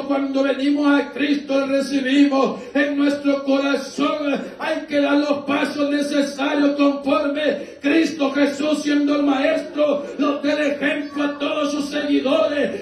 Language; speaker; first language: Spanish; native; Spanish